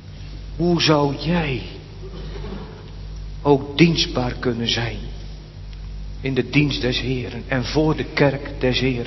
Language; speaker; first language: Dutch; native; Dutch